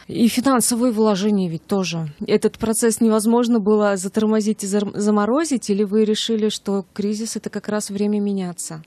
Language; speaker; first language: Russian; native; Russian